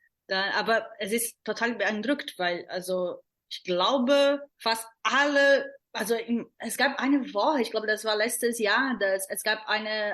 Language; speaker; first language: German; non-native, fluent; Portuguese